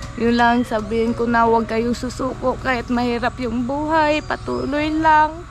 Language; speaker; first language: Filipino; non-native, local second language; Iloko